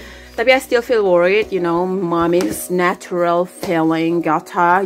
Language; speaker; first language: English; non-native, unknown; Indonesian